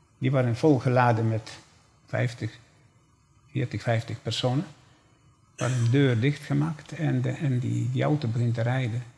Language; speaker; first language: Dutch; non-native, fluent; Polish